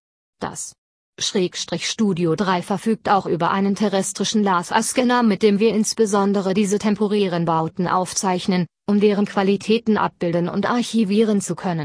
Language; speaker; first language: German; native; German